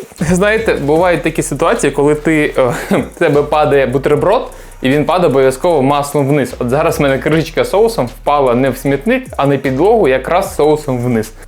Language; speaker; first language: Ukrainian; non-native, local second language; Russian